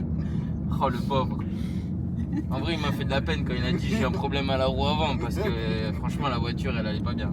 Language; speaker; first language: French; native; French